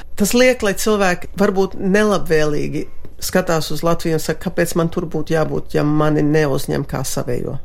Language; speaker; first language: Latvian; early bilingual, heritage; Latvian